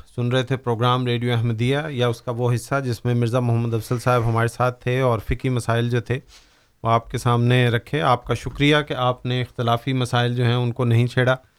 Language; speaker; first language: Urdu; native; Urdu